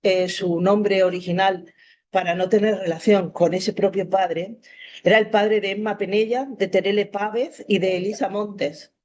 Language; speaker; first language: Spanish; native; Spanish